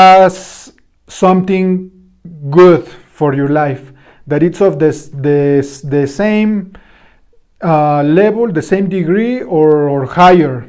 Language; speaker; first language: English; non-native, fluent; Spanish